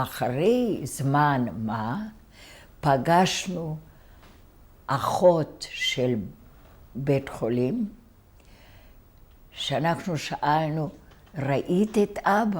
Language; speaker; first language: Hebrew; non-native, fluent; Hungarian